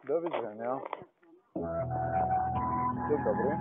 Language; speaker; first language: Polish; non-native, learner; Slovenian